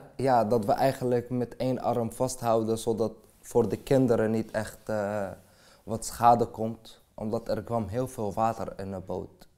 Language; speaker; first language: Dutch; non-native, fluent; Arabic